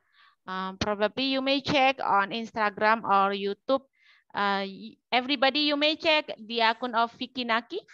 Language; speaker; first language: English; non-native, learner; Indonesian